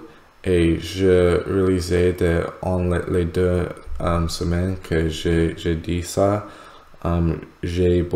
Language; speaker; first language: French; non-native, learner; English